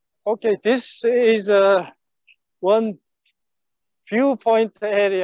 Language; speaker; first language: English; non-native, fluent; Korean